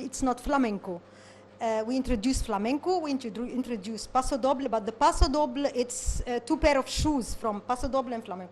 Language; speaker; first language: English; non-native, learner; Arabic